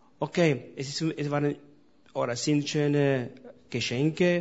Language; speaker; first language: German; non-native, fluent; Spanish